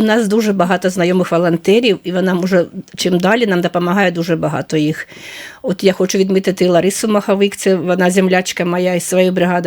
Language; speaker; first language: Ukrainian; native; Ukrainian